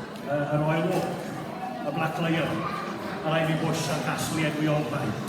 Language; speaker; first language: Welsh; native; Welsh